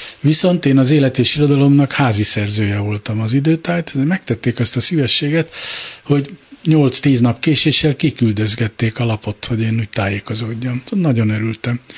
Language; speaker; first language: Hungarian; native; Hungarian